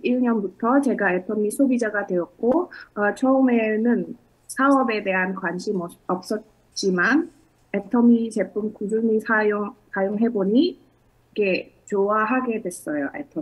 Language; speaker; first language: Korean; non-native, fluent; Indonesian